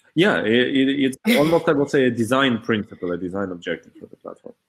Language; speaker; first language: English; early bilingual, other home language; Hebrew